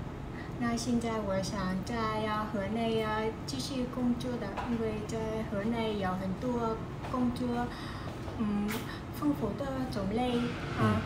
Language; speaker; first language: Chinese; non-native, learner; Vietnamese